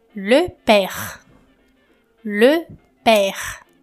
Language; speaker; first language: French; non-native, fluent; Portuguese